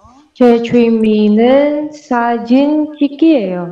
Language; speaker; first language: Korean; non-native, learner; Indonesian